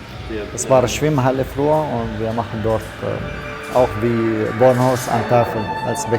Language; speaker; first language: German; non-native, learner; Arabic